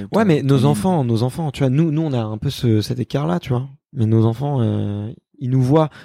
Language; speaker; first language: French; native; French